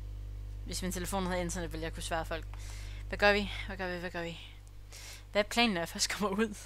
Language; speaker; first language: Danish; native; Danish